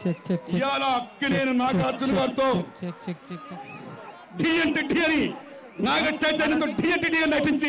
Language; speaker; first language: Telugu; native; Telugu